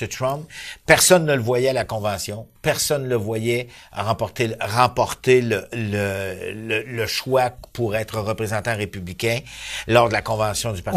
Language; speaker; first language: French; native; French